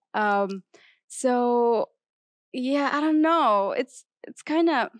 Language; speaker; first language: English; non-native, fluent; Arabic